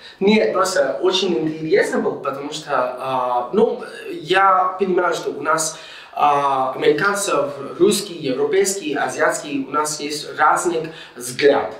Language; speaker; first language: Russian; non-native, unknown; English